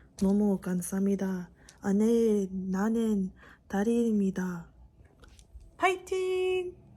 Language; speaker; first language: Korean; non-native, learner; English